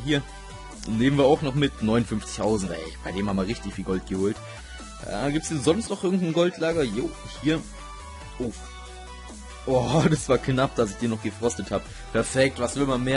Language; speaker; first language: German; native; German